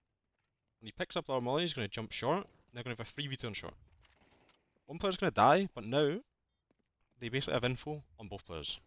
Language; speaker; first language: English; native; English